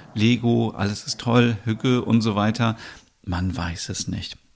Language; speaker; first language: German; native; German